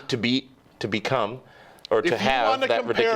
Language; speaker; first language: English; native; English